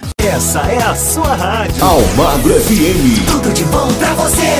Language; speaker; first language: Portuguese; native; Portuguese